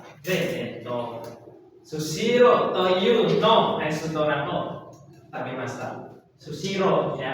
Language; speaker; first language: Japanese; non-native, fluent; Indonesian